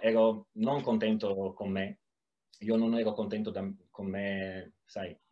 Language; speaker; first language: Italian; non-native, learner; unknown